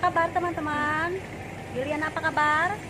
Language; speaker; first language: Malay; non-native, local second language; Sundanese